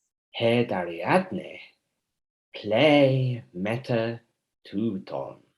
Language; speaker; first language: Greek; non-native, fluent; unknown